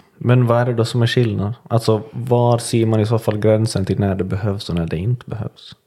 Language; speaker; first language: Swedish; native; Swedish